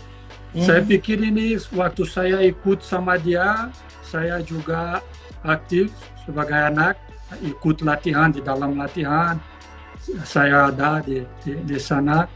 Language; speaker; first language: Indonesian; non-native, fluent; Portuguese